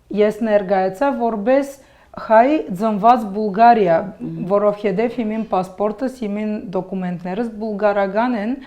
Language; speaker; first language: Armenian; early bilingual, heritage; Armenian